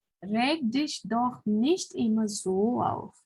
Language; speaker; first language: German; non-native, fluent; Hindi